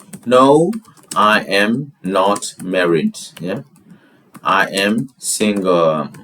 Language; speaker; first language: English; non-native, fluent; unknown